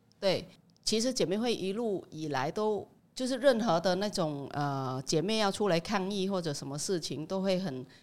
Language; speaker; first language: Chinese; non-native, fluent; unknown